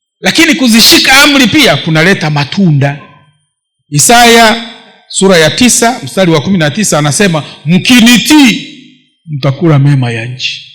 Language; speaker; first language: Swahili; non-native, local second language; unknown